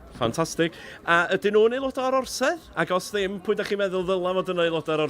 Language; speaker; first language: Welsh; native; Welsh